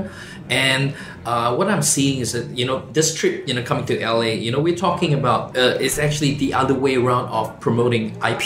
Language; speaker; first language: English; non-native, local second language; Chinese